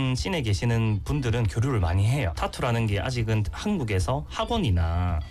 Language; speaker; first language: Korean; native; Korean